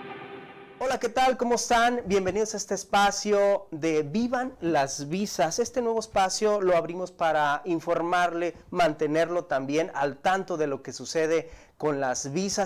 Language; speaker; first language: Spanish; native; Spanish